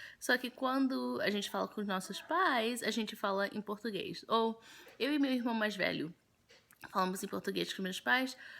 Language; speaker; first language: Portuguese; early bilingual, heritage; Portuguese